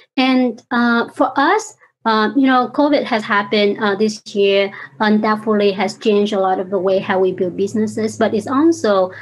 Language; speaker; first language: English; non-native, fluent; Vietnamese